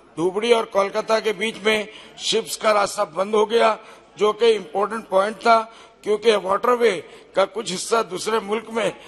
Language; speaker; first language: Hindi; non-native, local second language; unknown